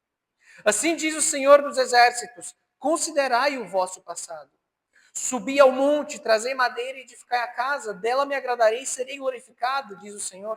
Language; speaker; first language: Portuguese; native; Portuguese